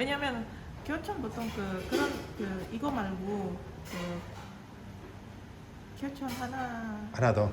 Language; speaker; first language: Korean; non-native, learner; Indonesian